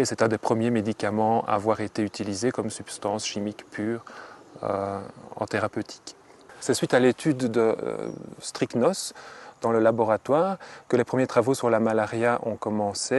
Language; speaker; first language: French; native; French